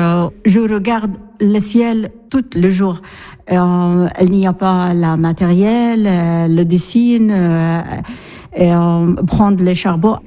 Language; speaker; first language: French; non-native, learner; Arabic